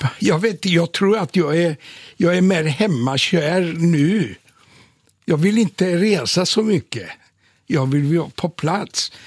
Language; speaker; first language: Swedish; non-native, fluent; Polish